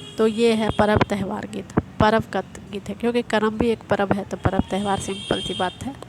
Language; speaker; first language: Hindi; native; Hindi